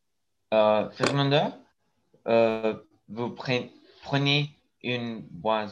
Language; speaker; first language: French; non-native, learner; Spanish